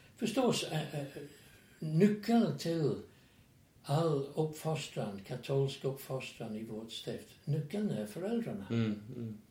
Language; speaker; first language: Swedish; non-native, fluent; English